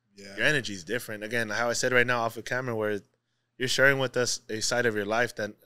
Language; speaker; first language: English; native; English